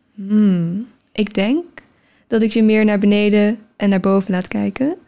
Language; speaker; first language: Dutch; native; Dutch